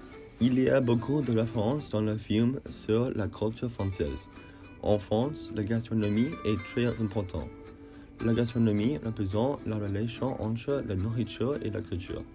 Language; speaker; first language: French; non-native, learner; English